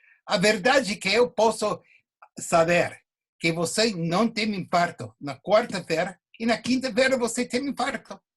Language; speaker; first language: Portuguese; non-native, fluent; English